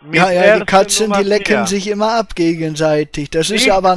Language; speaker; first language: German; native; German